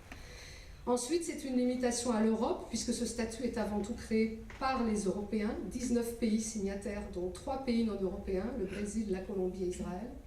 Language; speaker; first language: French; native; French